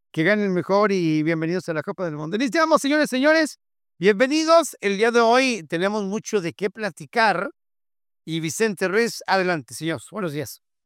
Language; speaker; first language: Spanish; native; Spanish